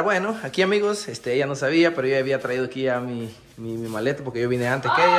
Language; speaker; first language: Spanish; native; Spanish